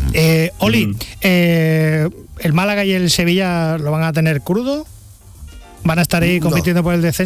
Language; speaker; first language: Spanish; native; Spanish